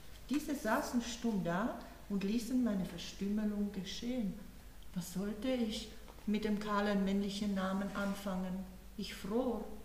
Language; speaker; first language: German; non-native, fluent; Slovak